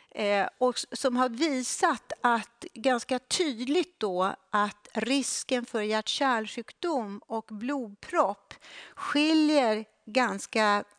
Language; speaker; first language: Swedish; native; Swedish